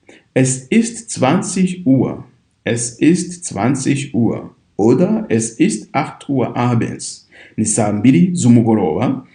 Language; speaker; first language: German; non-native, fluent; Kinyarwanda